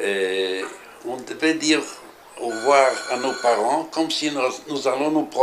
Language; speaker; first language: French; early bilingual, other home language; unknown